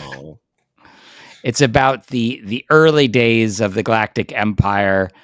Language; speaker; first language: English; native; English